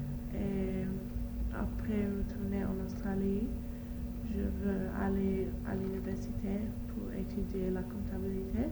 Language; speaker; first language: French; non-native, learner; Arabic